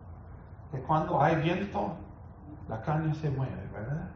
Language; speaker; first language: Spanish; non-native, fluent; English